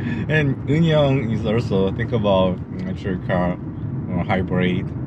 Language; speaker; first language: English; non-native, learner; Korean